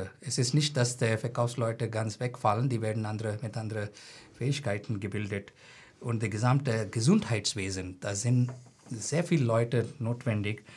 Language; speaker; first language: German; non-native, fluent; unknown